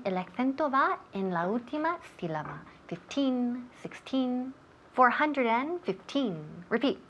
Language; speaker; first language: Spanish; non-native, fluent; English